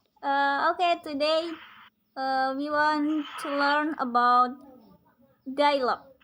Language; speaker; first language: English; non-native, learner; Indonesian